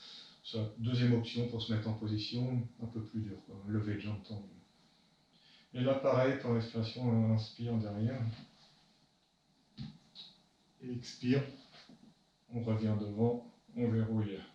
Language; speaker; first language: French; native; French